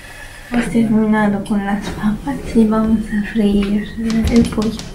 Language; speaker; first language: Spanish; early bilingual, heritage; Spanish